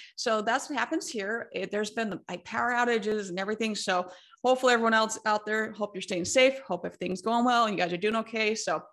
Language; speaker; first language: English; native; English